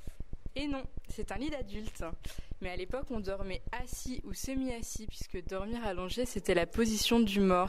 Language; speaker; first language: French; native; French